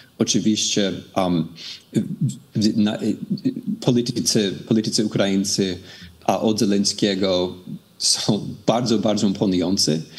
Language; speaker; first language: Polish; non-native, fluent; English